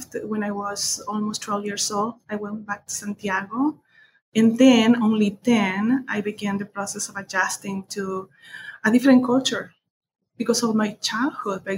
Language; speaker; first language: English; non-native, fluent; Spanish